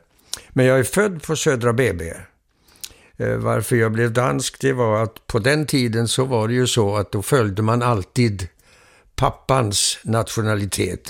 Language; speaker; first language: Swedish; early bilingual, heritage; Swedish